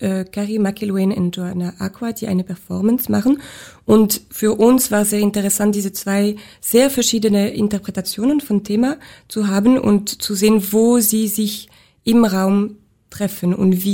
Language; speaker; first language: German; non-native, local second language; French